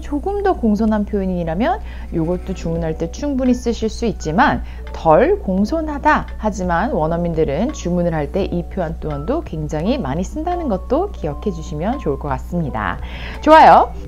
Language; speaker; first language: Korean; early bilingual, heritage; Korean